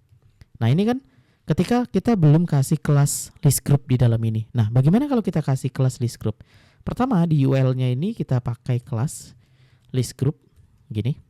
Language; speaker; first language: Indonesian; native; Indonesian